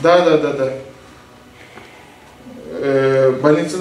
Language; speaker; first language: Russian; non-native, local second language; Kyrgyz